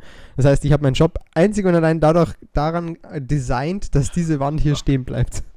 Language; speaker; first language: German; native; German